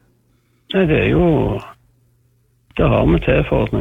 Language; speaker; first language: Norwegian; native; Norwegian